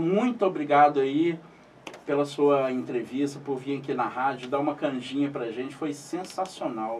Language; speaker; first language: Portuguese; native; Portuguese